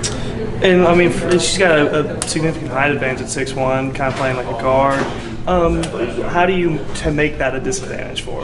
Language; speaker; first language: English; native; English